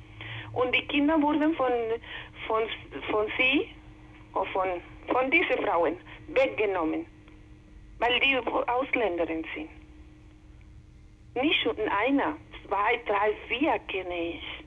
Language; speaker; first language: German; non-native, learner; Spanish